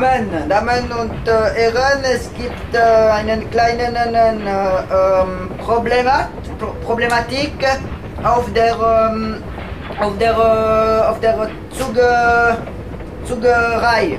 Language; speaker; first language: German; non-native, local second language; French